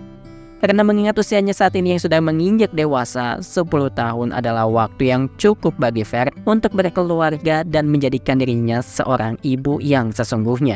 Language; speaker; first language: Indonesian; native; Indonesian